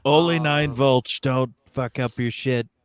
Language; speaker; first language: English; native; English